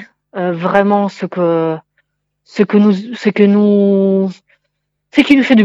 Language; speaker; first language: French; non-native, fluent; Italian